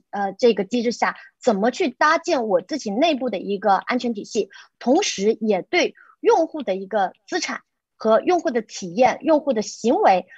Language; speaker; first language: Chinese; native; Chinese